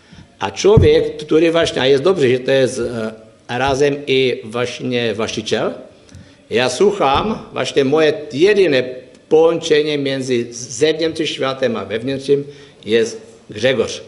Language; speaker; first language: Polish; non-native, learner; Czech